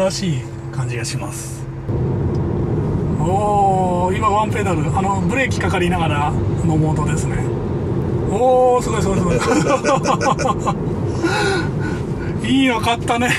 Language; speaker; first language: Japanese; native; Japanese